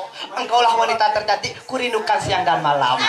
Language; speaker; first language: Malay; non-native, local second language; Balinese